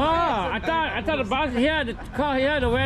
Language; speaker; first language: English; non-native, learner; Hmong